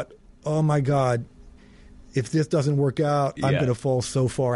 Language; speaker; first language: English; native; English